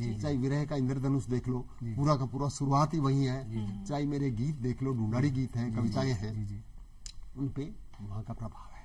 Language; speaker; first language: Hindi; non-native, local second language; Marwari